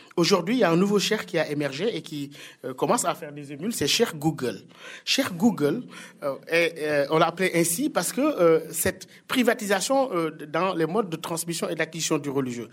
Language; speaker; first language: French; non-native, local second language; Wolof